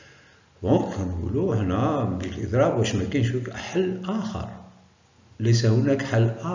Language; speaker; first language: Arabic; native; Arabic